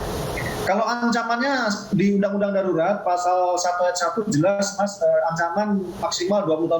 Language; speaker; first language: Indonesian; native; Indonesian